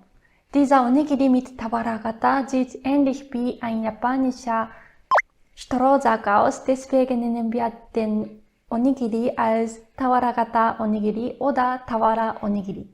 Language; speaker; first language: German; non-native, fluent; Japanese